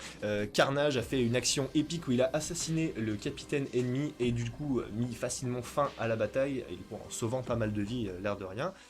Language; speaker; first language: French; native; French